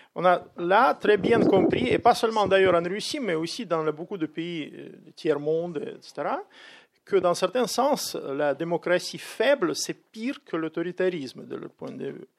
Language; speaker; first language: French; non-native, fluent; Russian